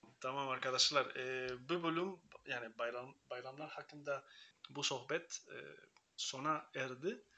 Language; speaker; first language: Turkish; non-native, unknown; Spanish